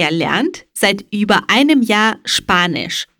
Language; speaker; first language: German; non-native, fluent; Russian